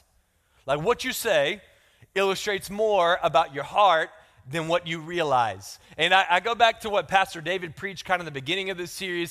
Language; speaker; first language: English; native; English